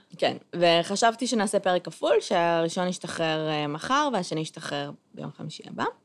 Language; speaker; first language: Hebrew; native; Hebrew